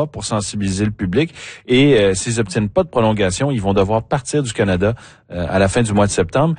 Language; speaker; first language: French; native; French